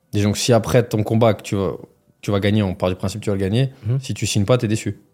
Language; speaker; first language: French; native; French